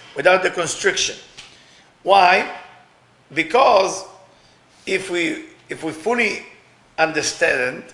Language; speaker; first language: English; non-native, fluent; Hebrew